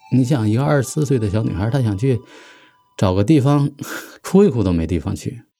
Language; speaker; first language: Chinese; native; Chinese